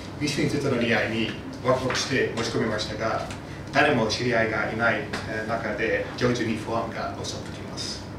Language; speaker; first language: Japanese; non-native, fluent; Dutch